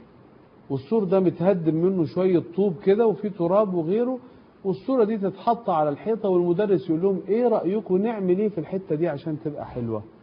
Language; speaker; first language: Arabic; native; Arabic